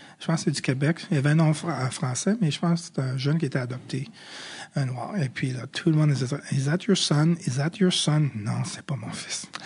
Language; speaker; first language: French; early bilingual, other home language; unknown